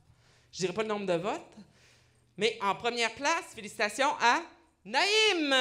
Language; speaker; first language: French; native; French